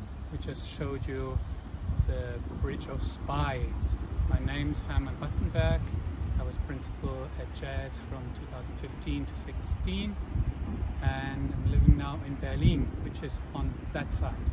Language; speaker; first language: English; non-native, fluent; German